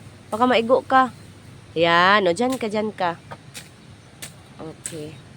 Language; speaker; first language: Filipino; non-native, local second language; Cebuano